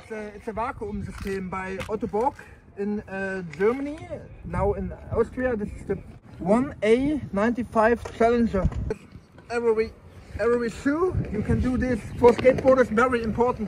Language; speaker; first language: English; non-native, learner; German